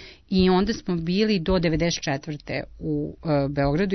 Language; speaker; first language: Serbian; early bilingual, heritage; Serbian